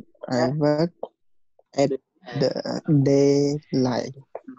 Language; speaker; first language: English; non-native, learner; Khmer